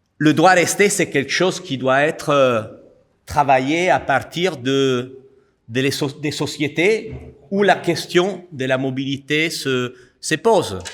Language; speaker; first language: French; non-native, fluent; Italian